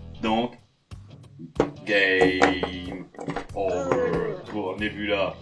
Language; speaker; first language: French; native; French